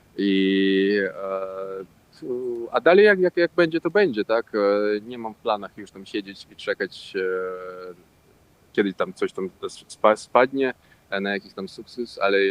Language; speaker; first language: Polish; non-native, local second language; Russian